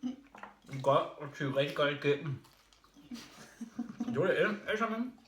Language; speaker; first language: Danish; native; Danish